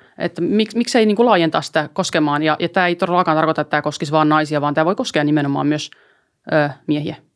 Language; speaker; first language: Finnish; early bilingual, other home language; Albanian